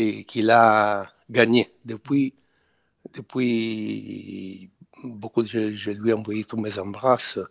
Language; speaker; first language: French; non-native, fluent; Italian